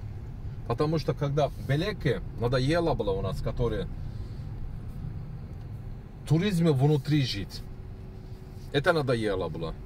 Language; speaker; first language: Russian; non-native, learner; Turkish